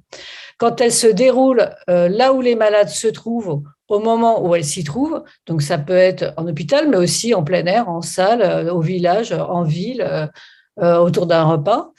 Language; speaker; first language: French; native; French